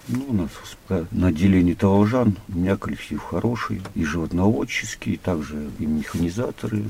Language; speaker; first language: Russian; native; Russian